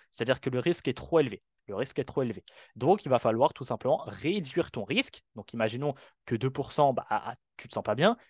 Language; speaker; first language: French; non-native, local second language; Arabic